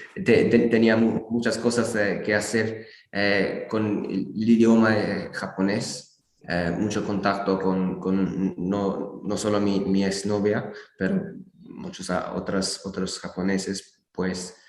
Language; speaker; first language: Spanish; non-native, learner; English